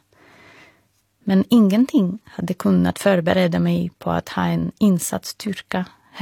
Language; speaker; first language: Swedish; non-native, fluent; Russian